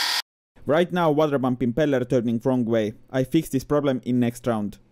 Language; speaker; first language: English; non-native, fluent; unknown